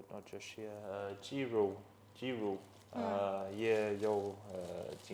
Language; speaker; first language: Chinese; non-native, learner; English